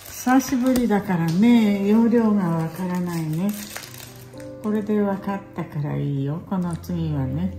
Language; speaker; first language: Japanese; early bilingual, heritage; Japanese